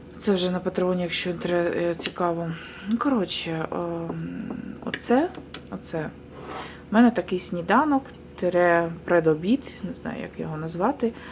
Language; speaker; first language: Ukrainian; non-native, local second language; Russian